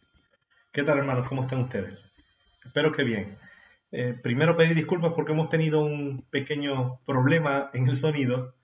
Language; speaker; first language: Spanish; native; Spanish